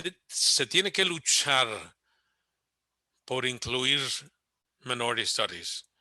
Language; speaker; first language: Spanish; early bilingual, heritage; Spanish